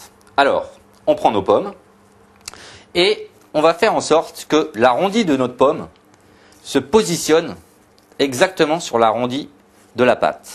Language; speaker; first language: French; native; French